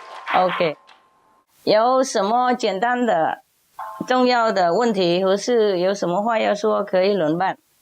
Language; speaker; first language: Chinese; non-native, fluent; Vietnamese